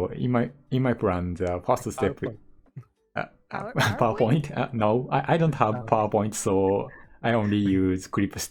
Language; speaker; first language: English; non-native, learner; Japanese